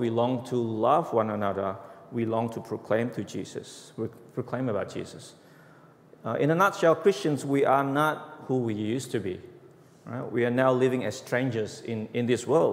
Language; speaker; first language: English; non-native, fluent; Indonesian